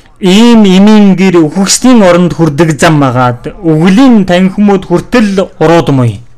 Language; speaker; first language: Mongolian; non-native, fluent; Korean